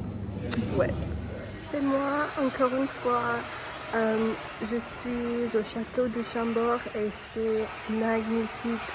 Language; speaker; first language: French; non-native, learner; English